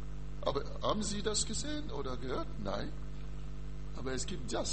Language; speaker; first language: German; non-native, learner; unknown